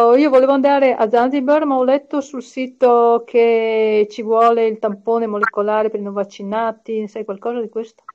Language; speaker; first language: Italian; non-native, fluent; German